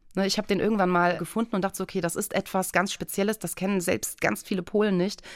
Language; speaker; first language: German; early bilingual, other home language; Polish